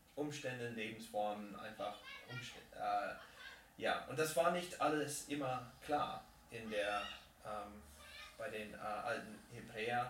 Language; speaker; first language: German; non-native, fluent; English